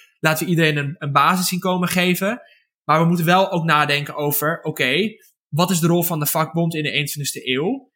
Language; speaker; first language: Dutch; native; Dutch